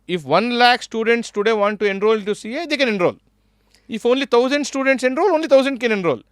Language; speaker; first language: English; non-native, local second language; Kannada